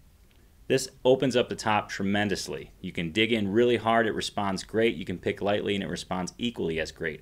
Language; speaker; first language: English; native; English